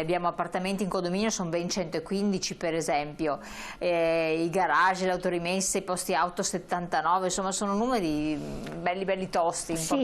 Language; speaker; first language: Italian; native; Italian